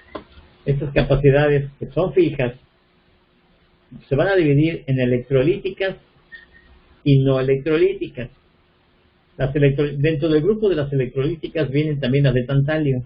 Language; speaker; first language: Spanish; native; Spanish